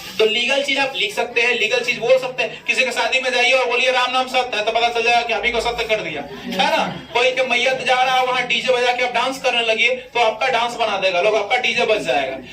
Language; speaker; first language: Hindi; native; Hindi